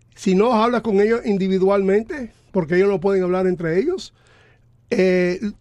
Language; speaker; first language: Spanish; early bilingual, heritage; Spanish